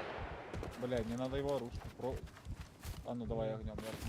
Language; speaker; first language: Russian; native; Russian